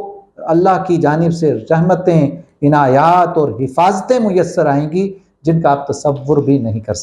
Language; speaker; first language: Urdu; native; Urdu